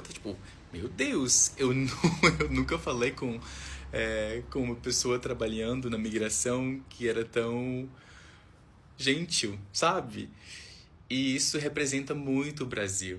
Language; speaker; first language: Portuguese; non-native, fluent; English